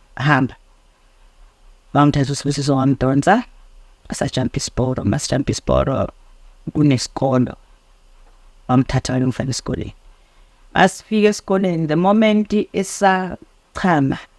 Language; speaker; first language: Zulu; native; Zulu